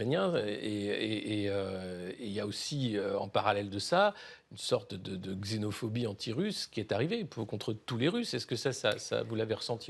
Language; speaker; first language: French; native; French